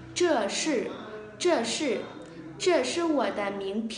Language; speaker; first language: Chinese; non-native, fluent; Vietnamese